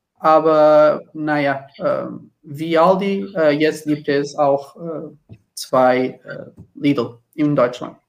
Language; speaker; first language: German; non-native, learner; Portuguese